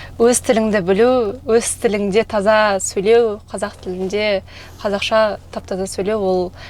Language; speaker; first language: Kazakh; non-native, local second language; Russian